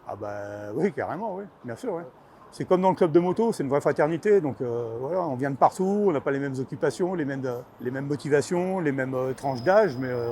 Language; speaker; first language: French; native; French